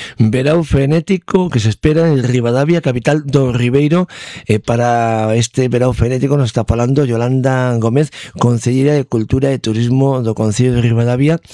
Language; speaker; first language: Galician; native; Galician